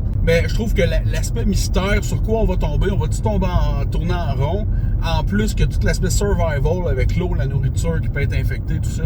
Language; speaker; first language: French; native; French